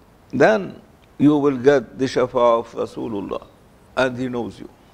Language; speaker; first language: English; non-native, fluent; Arabic